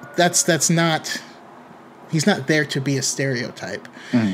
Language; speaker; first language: English; native; English